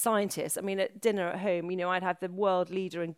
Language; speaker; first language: English; native; English